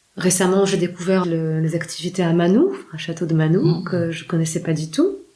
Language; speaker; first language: French; non-native, fluent; Polish